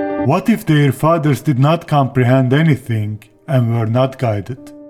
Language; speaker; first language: English; non-native, fluent; Turkish